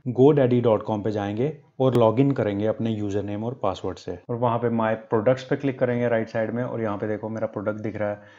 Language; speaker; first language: Hindi; native; Hindi